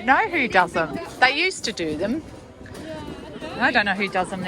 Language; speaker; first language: English; native; English